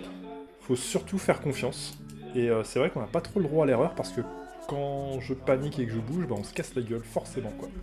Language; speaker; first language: French; native; French